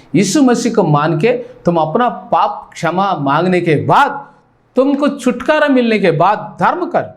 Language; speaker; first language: Hindi; non-native, local second language; Telugu